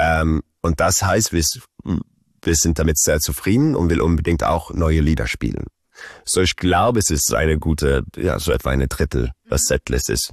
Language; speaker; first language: German; early bilingual, heritage; Swedish